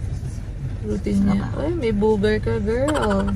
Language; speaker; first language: Filipino; native; Filipino